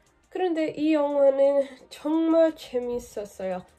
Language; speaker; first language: Korean; non-native, learner; English